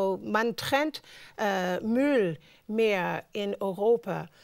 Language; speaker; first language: German; non-native, fluent; English